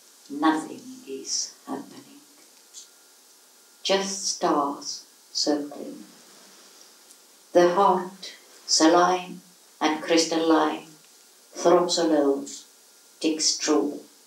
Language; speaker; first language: English; non-native, fluent; Estonian